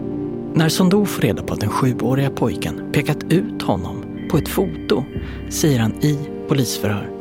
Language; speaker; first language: Swedish; native; Swedish